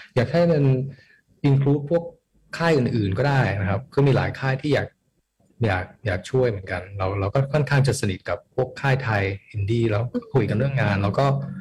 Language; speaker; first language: Thai; early bilingual, heritage; Thai